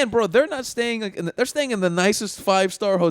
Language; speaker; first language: English; native; English